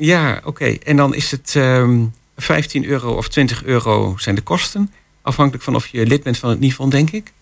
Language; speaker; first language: Dutch; native; Dutch